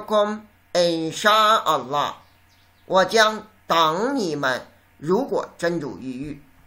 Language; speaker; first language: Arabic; non-native, fluent; Chinese